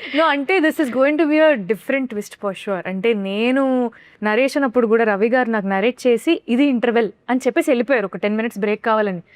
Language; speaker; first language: Telugu; native; Telugu